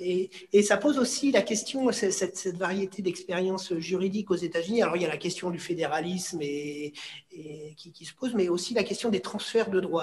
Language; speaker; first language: French; native; French